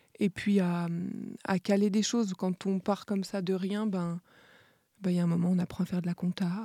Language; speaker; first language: French; native; French